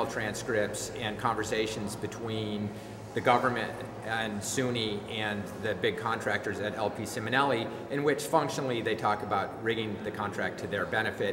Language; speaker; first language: English; native; English